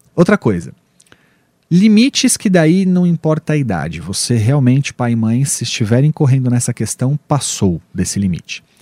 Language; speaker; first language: Portuguese; native; Portuguese